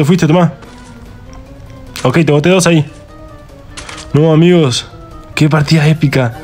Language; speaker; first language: Spanish; native; Spanish